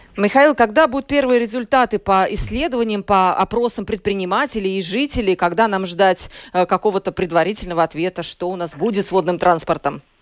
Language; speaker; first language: Russian; native; Russian